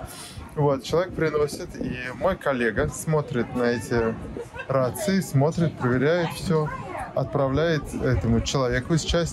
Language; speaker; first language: Russian; native; Russian